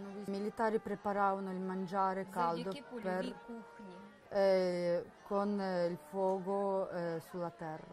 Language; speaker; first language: Italian; non-native, fluent; Ukrainian